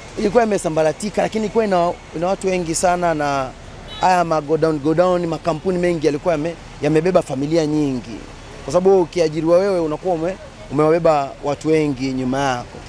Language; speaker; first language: Swahili; native; Swahili